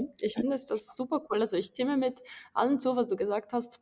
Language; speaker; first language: German; non-native, fluent; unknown